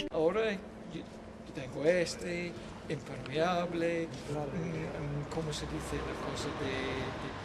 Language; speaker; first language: Spanish; non-native, learner; English